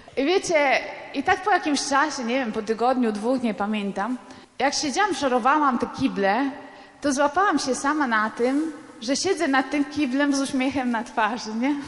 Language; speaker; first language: Polish; non-native, fluent; Italian